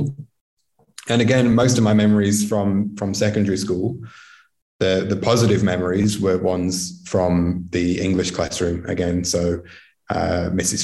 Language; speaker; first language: English; native; English